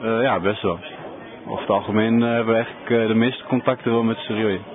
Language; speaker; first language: Dutch; early bilingual, other home language; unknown